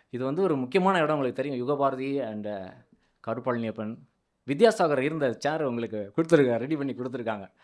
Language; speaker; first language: Tamil; native; Tamil